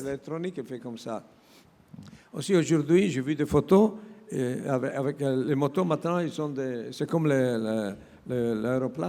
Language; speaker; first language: French; non-native, learner; Italian